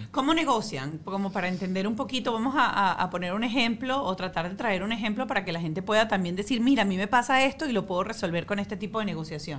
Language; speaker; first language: Spanish; native; Spanish